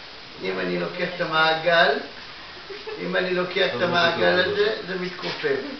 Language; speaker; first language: Hebrew; non-native, fluent; Russian